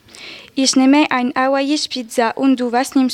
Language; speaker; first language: German; non-native, learner; French